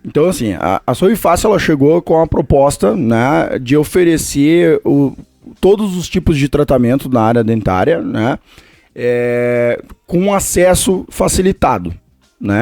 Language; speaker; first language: Portuguese; native; Portuguese